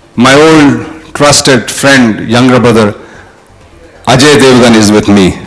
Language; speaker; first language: English; non-native, local second language; Hindi